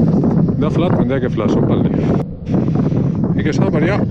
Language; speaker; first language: Norwegian; non-native, fluent; Spanish